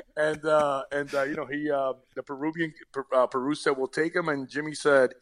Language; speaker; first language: English; early bilingual, other home language; Spanish